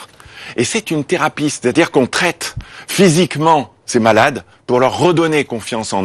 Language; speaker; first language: French; native; French